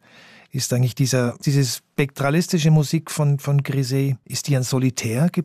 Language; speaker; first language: German; native; German